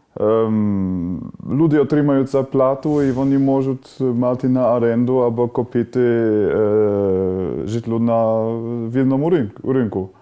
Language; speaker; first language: Ukrainian; non-native, learner; German